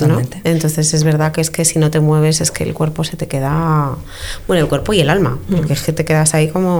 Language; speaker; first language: Spanish; native; Spanish